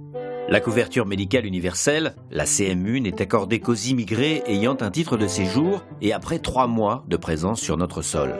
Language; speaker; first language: French; native; French